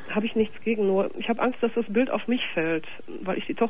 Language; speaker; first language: German; native; German